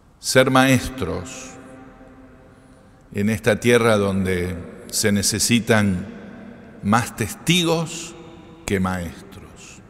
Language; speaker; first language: Spanish; native; Spanish